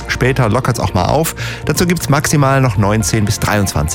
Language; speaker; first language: German; native; German